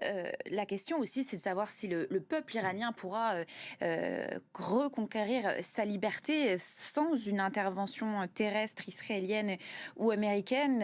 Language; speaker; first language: French; native; French